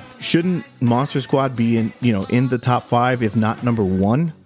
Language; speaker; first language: English; native; English